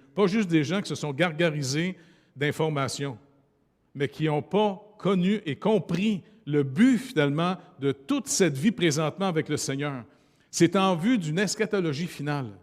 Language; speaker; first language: French; native; French